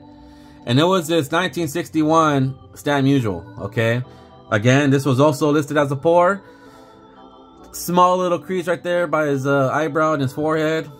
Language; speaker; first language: English; native; English